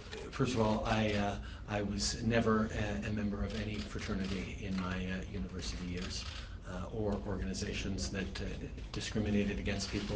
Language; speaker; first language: English; early bilingual, other home language; French